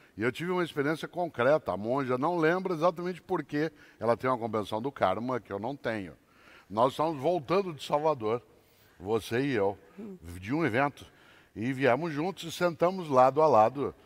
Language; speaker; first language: Portuguese; native; Portuguese